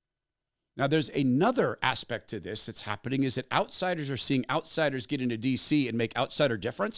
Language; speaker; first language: English; native; English